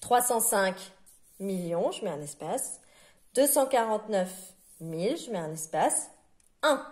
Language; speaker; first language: French; native; French